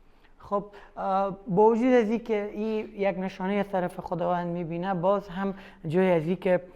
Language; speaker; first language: Persian; native; Persian